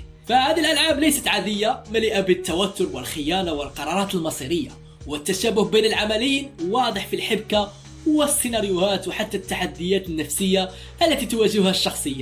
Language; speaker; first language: Arabic; native; Arabic